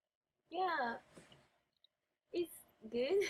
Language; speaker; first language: English; non-native, learner; Japanese